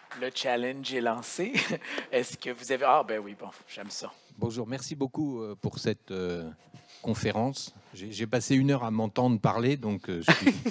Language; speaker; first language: French; native; French